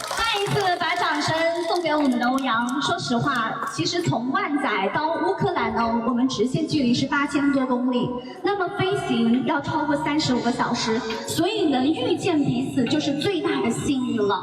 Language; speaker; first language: Chinese; native; Chinese